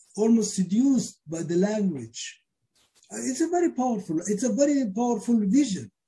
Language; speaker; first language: English; non-native, fluent; Arabic